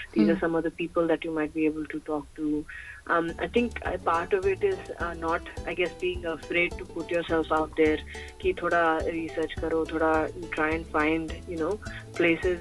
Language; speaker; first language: English; early bilingual, other home language; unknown